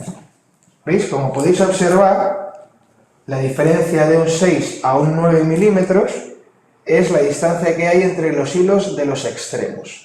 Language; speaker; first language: Spanish; native; Spanish